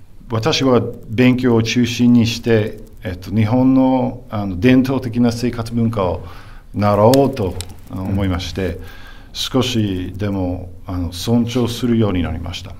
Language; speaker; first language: Japanese; non-native, fluent; English